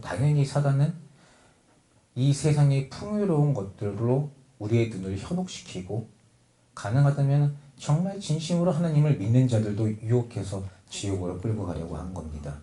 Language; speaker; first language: Korean; native; Korean